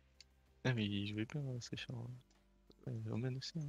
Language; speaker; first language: French; native; French